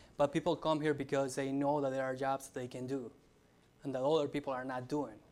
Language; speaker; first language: English; non-native, fluent; Spanish